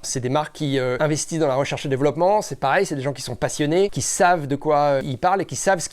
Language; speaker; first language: French; native; French